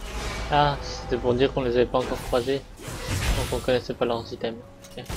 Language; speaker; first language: French; native; French